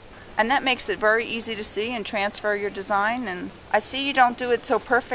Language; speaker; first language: English; native; English